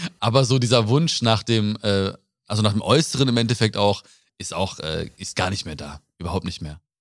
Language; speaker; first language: German; early bilingual, other home language; Malayalam